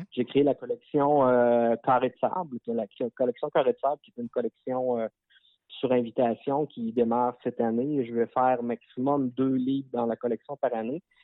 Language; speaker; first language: French; native; French